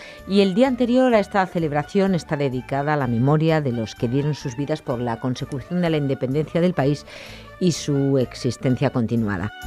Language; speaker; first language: Spanish; native; Spanish